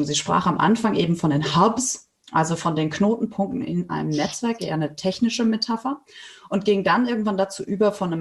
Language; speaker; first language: German; native; German